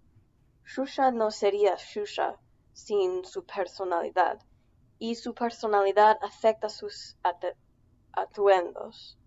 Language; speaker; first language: Spanish; non-native, learner; English